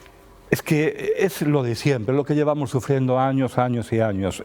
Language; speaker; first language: Spanish; native; Spanish